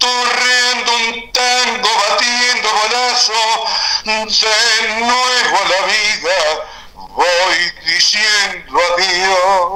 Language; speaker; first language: Spanish; native; Spanish